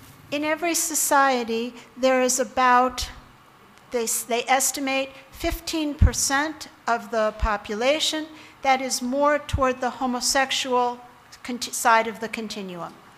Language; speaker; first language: English; native; English